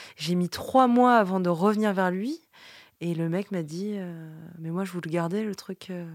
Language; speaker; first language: French; early bilingual, other home language; Vietnamese